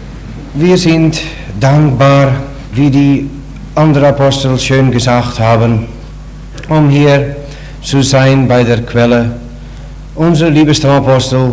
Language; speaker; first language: German; non-native, learner; Dutch